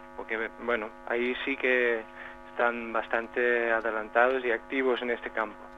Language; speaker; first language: Spanish; non-native, fluent; Dutch